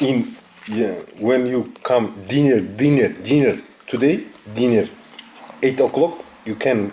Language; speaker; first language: English; non-native, learner; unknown